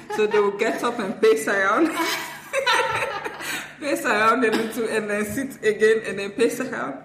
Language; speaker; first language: English; non-native, local second language; Fula